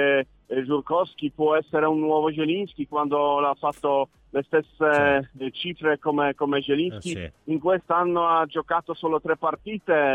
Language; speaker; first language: Italian; non-native, learner; Polish